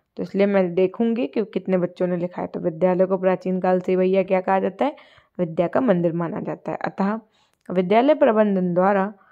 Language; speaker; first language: Hindi; native; Hindi